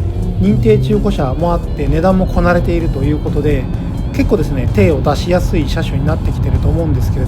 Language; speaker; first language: Japanese; native; Japanese